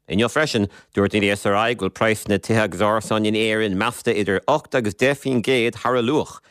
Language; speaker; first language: Irish; native; Irish